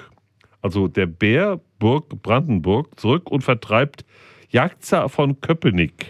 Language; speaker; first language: German; native; German